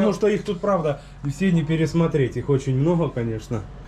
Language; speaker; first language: Russian; native; Russian